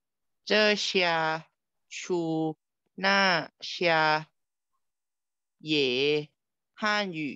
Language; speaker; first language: Chinese; non-native, learner; Thai